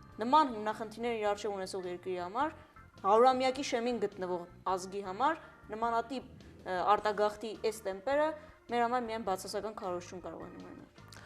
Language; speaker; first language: Armenian; early bilingual, heritage; Armenian